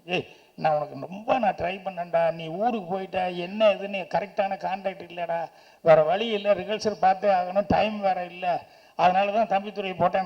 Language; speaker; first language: Tamil; native; Tamil